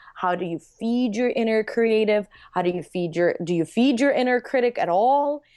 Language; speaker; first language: English; non-native, fluent; Russian